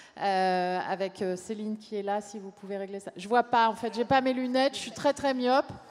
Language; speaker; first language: French; native; French